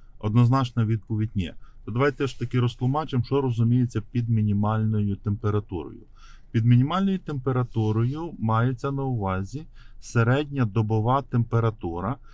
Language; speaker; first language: Ukrainian; native; Ukrainian